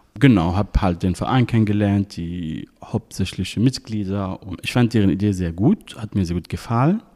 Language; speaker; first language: German; non-native, fluent; Arabic